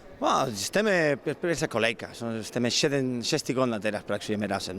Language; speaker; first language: Polish; non-native, learner; Spanish